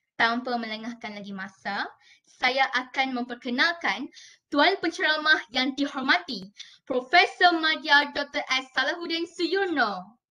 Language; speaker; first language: Malay; native; Malay